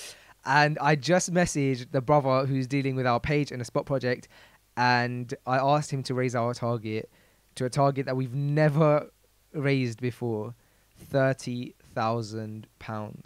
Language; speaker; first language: English; native; English